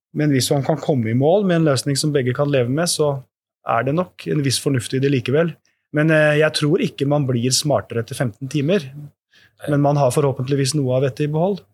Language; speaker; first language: Norwegian; native; Norwegian